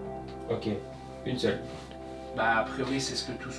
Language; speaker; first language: French; native; French